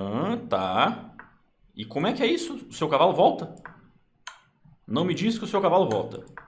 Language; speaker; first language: Portuguese; native; Portuguese